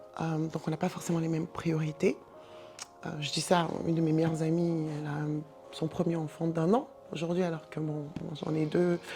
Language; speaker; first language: French; native; French